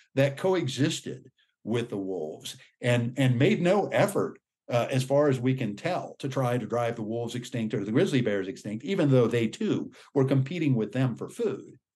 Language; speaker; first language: English; native; English